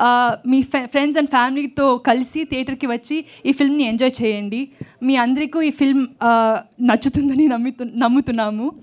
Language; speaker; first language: Telugu; non-native, learner; Tamil